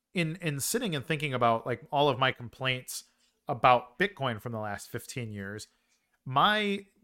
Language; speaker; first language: English; native; English